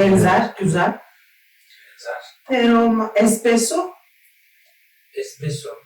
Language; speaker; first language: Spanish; non-native, fluent; Turkish